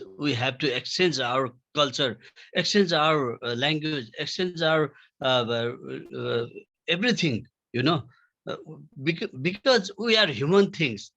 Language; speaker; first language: English; non-native, learner; Nepali